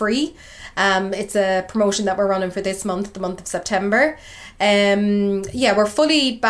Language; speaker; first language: English; native; English